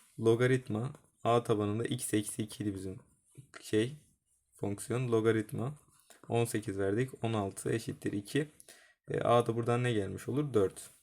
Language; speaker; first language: Turkish; native; Turkish